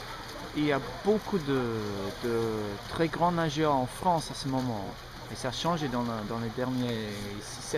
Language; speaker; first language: French; non-native, learner; English